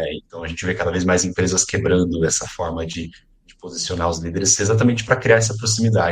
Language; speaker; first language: Portuguese; native; Portuguese